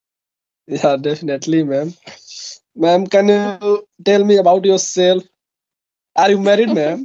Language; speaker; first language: English; non-native, local second language; Hindi